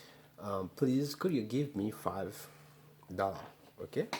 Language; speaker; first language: English; non-native, learner; Haitian Creole